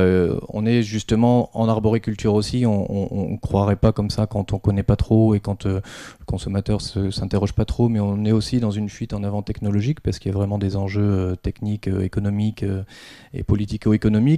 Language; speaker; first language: French; native; French